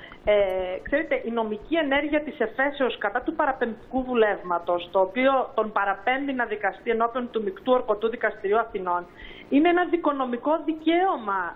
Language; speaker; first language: Greek; native; Greek